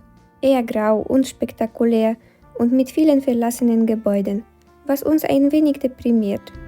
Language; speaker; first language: German; non-native, fluent; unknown